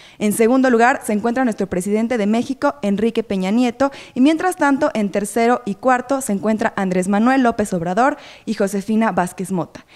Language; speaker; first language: Spanish; native; Spanish